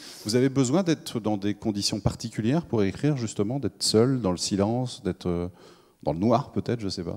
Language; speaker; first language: French; native; French